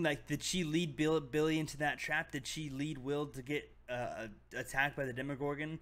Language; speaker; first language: English; native; English